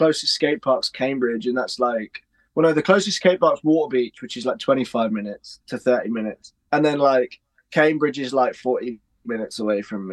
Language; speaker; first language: English; native; English